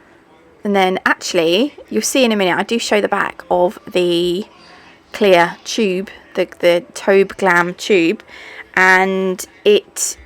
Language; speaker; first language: English; native; English